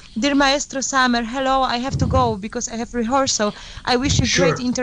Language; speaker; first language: English; non-native, fluent; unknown